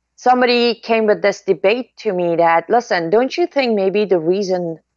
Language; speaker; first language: English; non-native, fluent; Persian